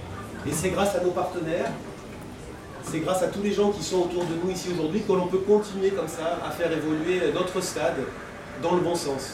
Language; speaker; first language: French; native; French